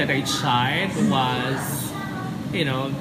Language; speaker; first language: English; non-native, local second language; Cebuano